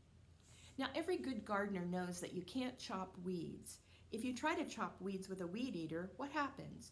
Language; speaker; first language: English; native; English